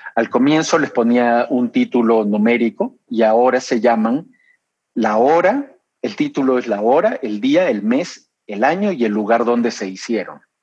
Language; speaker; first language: Spanish; native; Spanish